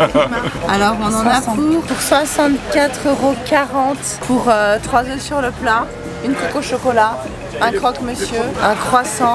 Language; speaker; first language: French; native; French